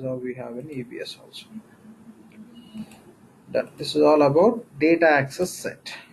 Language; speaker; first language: English; non-native, local second language; Telugu